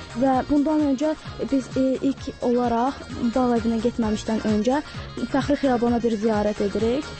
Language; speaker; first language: Azerbaijani; native; Azerbaijani